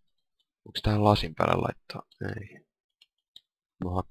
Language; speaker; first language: Finnish; native; Finnish